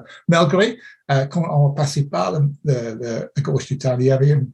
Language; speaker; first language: French; non-native, fluent; English